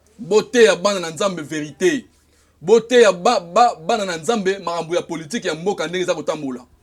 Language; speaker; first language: Lingala; native; Lingala